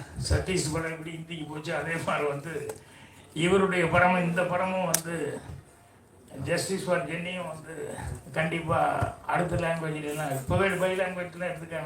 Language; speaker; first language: Tamil; native; Tamil